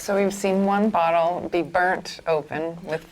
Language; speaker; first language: English; native; English